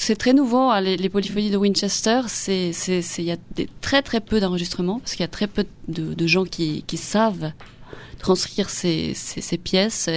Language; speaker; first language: French; non-native, fluent; Spanish